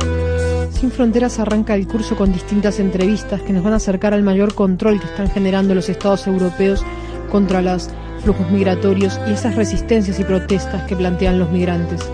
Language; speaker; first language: Spanish; native; Spanish